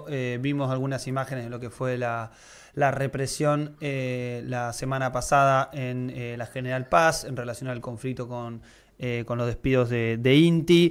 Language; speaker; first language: Spanish; native; Spanish